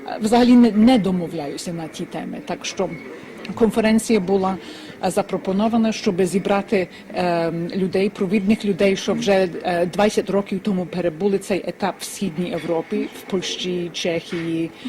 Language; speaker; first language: Ukrainian; early bilingual, heritage; Ukrainian